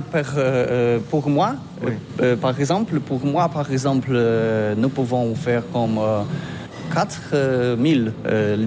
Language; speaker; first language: French; non-native, learner; Polish